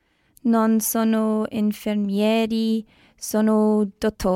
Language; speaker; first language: Italian; non-native, learner; English